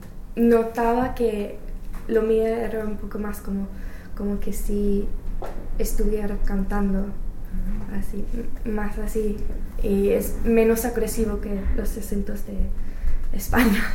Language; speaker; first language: Spanish; non-native, learner; English